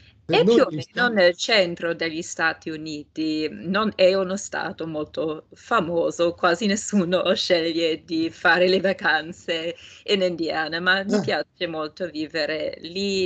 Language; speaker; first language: Italian; non-native, fluent; English